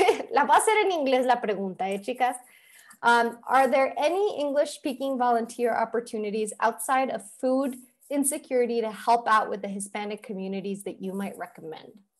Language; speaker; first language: English; early bilingual, other home language; Spanish